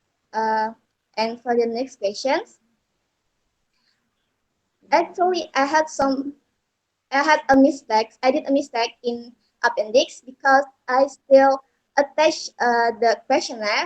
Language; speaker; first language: English; non-native, learner; Indonesian